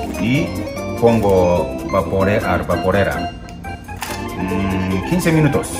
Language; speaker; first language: Spanish; non-native, learner; Japanese